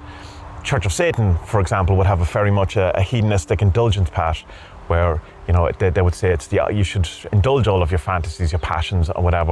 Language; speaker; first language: English; native; English